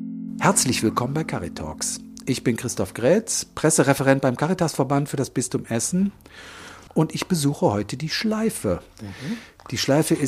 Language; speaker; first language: German; native; German